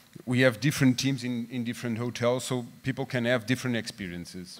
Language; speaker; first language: English; non-native, fluent; Portuguese